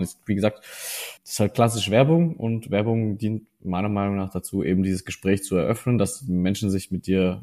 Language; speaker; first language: German; native; German